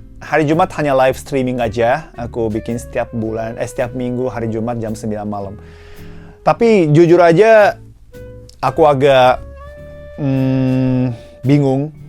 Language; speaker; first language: Indonesian; non-native, fluent; Japanese